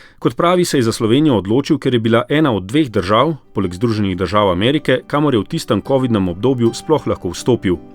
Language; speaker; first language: Slovenian; native; Slovenian